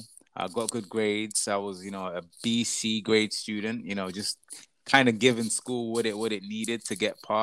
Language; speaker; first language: English; native; English